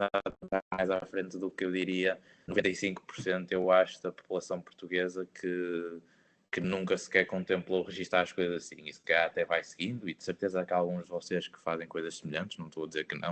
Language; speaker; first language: Portuguese; native; Portuguese